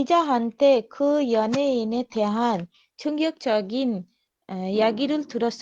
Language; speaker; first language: Korean; non-native, learner; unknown